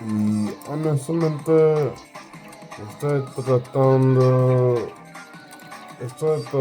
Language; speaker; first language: Spanish; non-native, learner; English